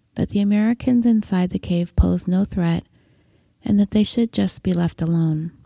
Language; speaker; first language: English; native; English